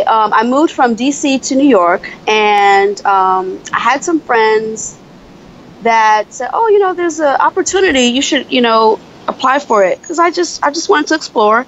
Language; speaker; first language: English; native; English